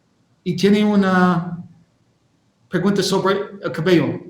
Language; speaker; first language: Spanish; non-native, learner; English